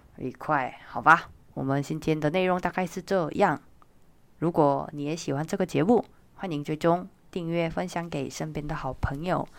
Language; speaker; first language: Chinese; non-native, fluent; Korean